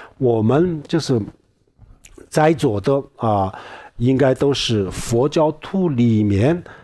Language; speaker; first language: Chinese; non-native, local second language; Tibetan